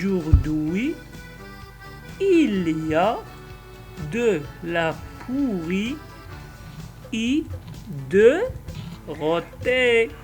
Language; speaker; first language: French; non-native, local second language; Arabic